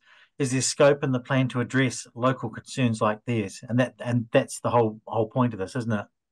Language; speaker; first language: English; native; English